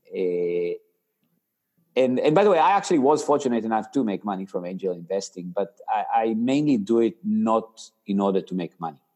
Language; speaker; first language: English; non-native, fluent; Hebrew